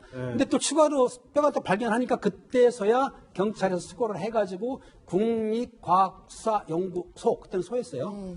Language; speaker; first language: Korean; native; Korean